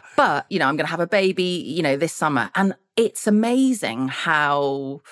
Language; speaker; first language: English; early bilingual, other home language; Filipino